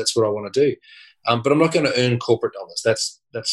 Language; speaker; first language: English; native; English